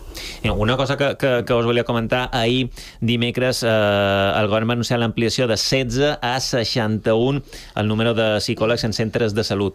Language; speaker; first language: Catalan; native; Catalan